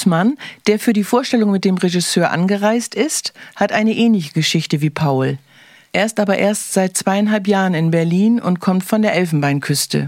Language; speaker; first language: German; native; German